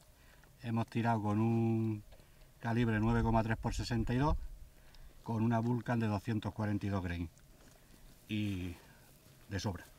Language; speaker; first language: Spanish; native; Spanish